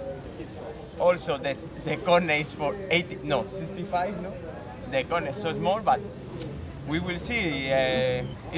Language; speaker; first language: English; non-native, learner; Spanish